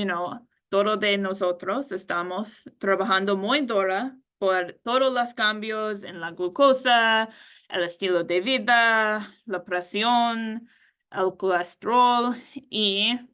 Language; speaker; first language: Spanish; non-native, learner; English